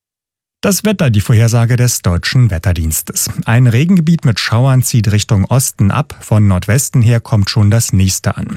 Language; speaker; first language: German; native; German